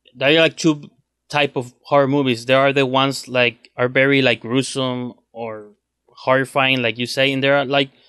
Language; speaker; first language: English; non-native, fluent; Spanish